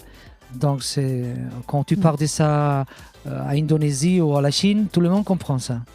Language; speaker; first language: French; non-native, fluent; Catalan